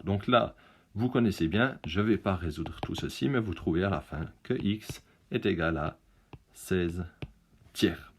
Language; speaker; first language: French; native; French